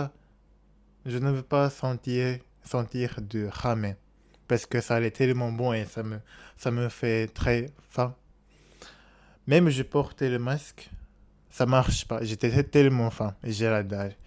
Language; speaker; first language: French; non-native, learner; Japanese